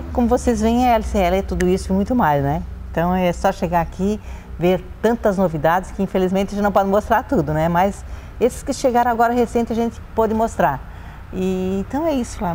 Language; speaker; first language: Portuguese; native; Portuguese